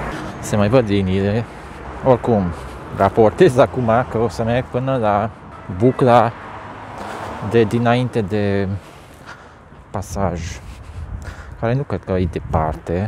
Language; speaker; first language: Romanian; non-native, local second language; Hungarian